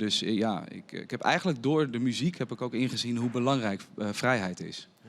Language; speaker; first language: Dutch; native; Dutch